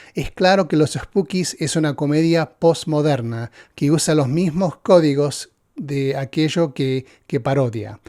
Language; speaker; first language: Spanish; early bilingual, heritage; Spanish